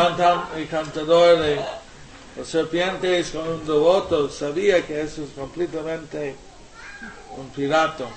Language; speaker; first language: Spanish; non-native, learner; English